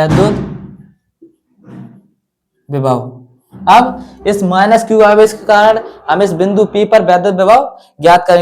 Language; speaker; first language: Hindi; native; Hindi